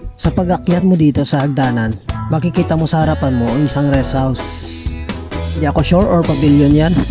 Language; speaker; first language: Filipino; non-native, local second language; Hiligaynon